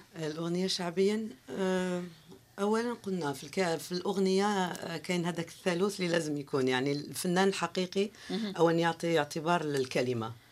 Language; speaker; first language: Arabic; non-native, local second language; Kabyle